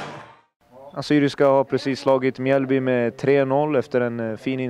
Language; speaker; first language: Swedish; native; Swedish